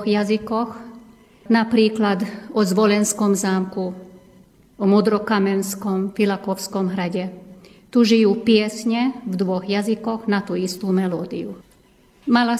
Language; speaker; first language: Slovak; non-native, local second language; Hungarian